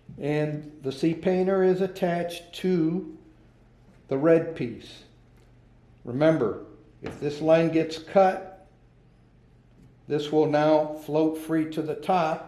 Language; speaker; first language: English; native; English